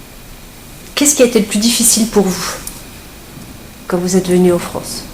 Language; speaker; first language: French; native; French